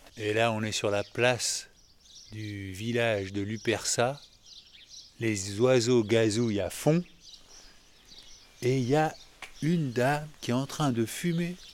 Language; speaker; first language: French; native; French